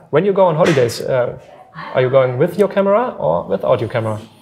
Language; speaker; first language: English; non-native, fluent; German